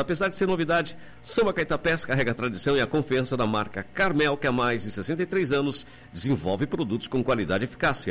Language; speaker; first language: Portuguese; native; Portuguese